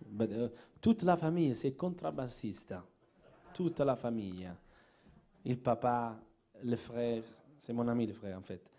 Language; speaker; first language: French; non-native, learner; Italian